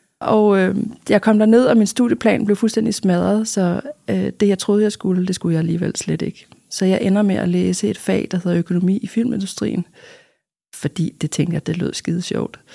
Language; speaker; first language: Danish; native; Danish